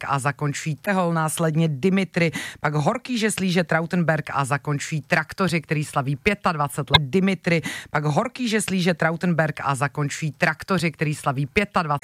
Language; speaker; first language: Czech; native; Czech